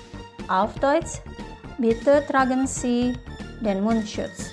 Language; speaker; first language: German; non-native, fluent; Indonesian